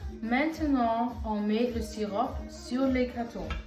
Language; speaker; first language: French; non-native, learner; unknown